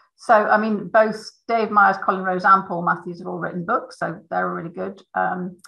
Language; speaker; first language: English; native; English